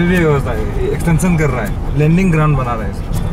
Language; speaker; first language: Hindi; non-native, local second language; Manipuri